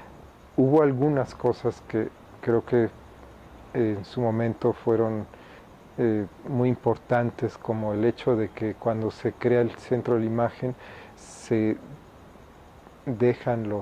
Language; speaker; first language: Spanish; native; Spanish